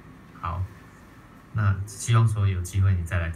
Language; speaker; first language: Chinese; native; Chinese